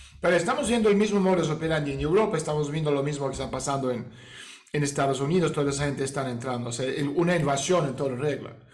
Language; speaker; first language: Spanish; non-native, fluent; Russian